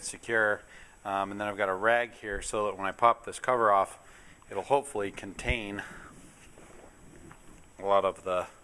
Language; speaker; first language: English; native; English